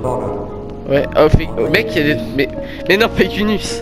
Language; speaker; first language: French; native; French